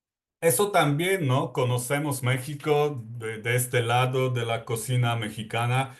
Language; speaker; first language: Spanish; non-native, fluent; Polish